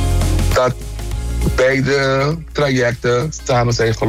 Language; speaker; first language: Dutch; non-native, local second language; Papiamento